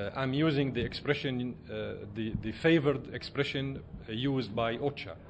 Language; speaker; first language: English; non-native, fluent; Arabic